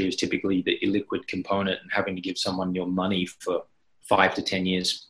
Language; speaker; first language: English; native; English